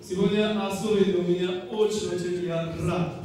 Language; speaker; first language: Russian; non-native, learner; Korean